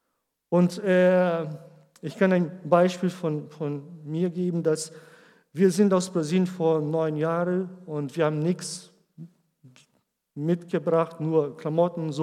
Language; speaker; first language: German; non-native, learner; Portuguese